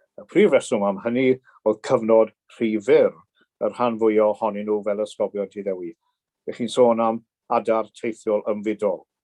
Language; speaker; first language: Welsh; native; Welsh